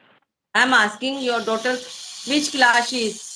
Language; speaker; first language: English; non-native, fluent; Hindi